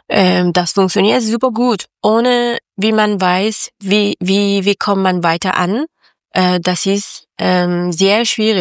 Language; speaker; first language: German; non-native, learner; Persian